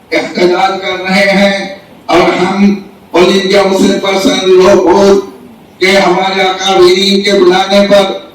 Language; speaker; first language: Urdu; non-native, local second language; Bangla